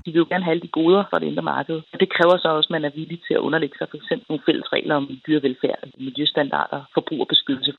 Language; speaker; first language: Danish; native; Danish